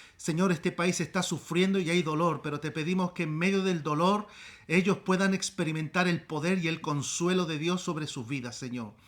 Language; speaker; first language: Spanish; native; Spanish